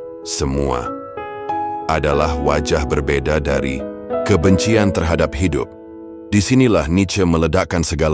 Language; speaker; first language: Indonesian; native; Indonesian